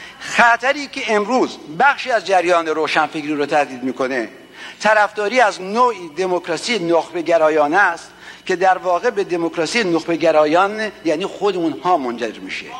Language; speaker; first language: Persian; native; Persian